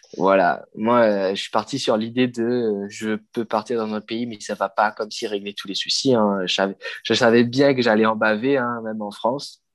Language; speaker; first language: French; non-native, local second language; Morisyen